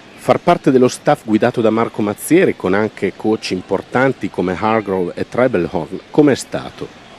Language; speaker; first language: Italian; native; Italian